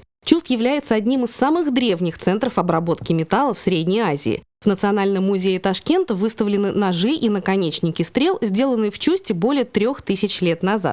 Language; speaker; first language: Russian; native; Russian